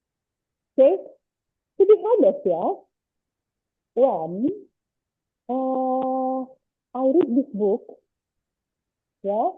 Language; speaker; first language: English; non-native, learner; Indonesian